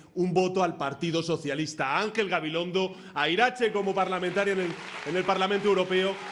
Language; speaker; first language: Spanish; native; Spanish